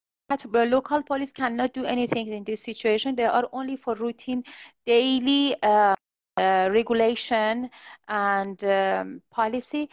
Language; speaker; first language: English; non-native, fluent; Persian